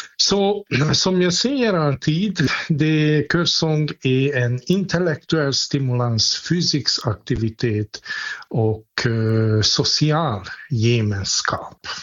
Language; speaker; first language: Swedish; non-native, fluent; Hungarian